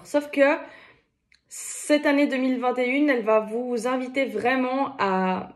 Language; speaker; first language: French; native; French